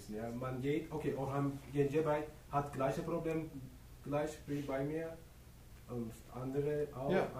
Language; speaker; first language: German; non-native, learner; Turkish